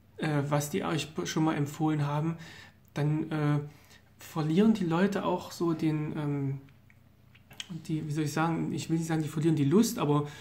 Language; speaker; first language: German; native; German